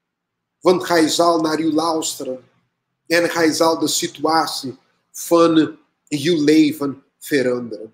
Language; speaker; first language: Dutch; non-native, learner; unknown